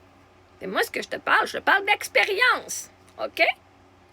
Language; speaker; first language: French; native; French